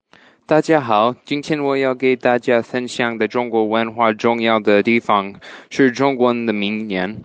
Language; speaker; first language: Chinese; non-native, learner; English